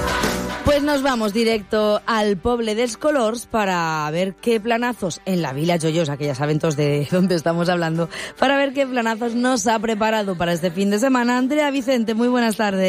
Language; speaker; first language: Spanish; native; Spanish